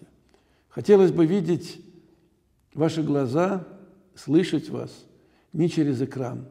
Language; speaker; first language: Russian; native; Russian